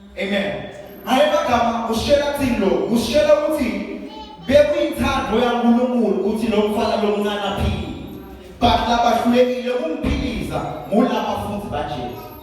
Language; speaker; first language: Zulu; non-native, local second language; South Ndebele